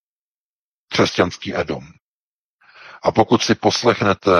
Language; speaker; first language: Czech; native; Czech